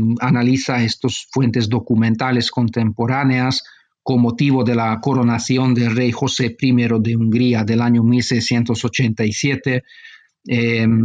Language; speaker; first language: Spanish; non-native, fluent; Hungarian